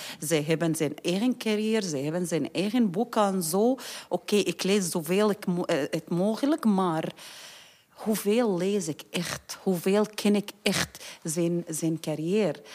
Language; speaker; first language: Dutch; non-native, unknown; Arabic